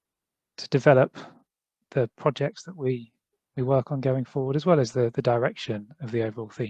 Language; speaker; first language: English; native; English